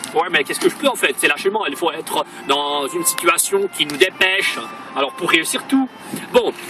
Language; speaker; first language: French; non-native, fluent; Russian